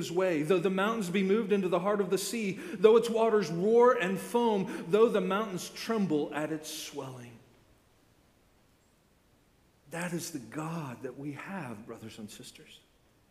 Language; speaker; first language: English; native; English